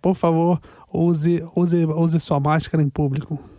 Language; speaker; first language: Portuguese; native; Portuguese